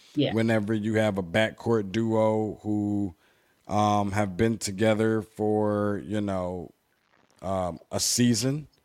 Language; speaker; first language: English; native; English